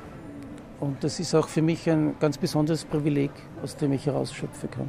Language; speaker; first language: German; native; German